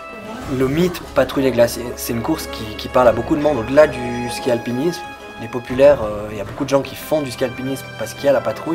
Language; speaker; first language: French; native; French